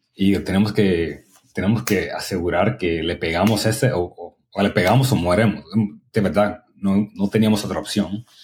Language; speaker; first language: Spanish; early bilingual, other home language; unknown